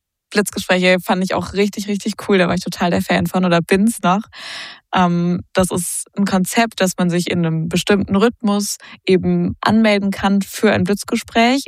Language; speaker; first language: German; native; German